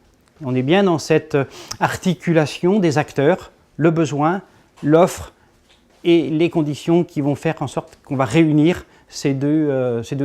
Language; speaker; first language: French; native; French